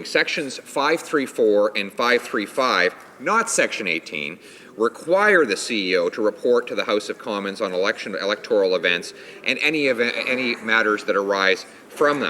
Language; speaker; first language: English; native; English